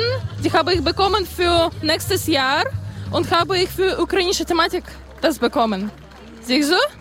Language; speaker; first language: German; non-native, learner; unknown